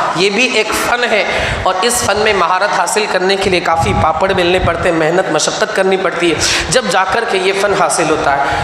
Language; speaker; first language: Urdu; native; Urdu